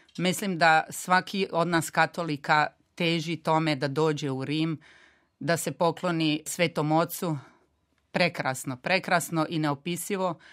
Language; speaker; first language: Croatian; native; Croatian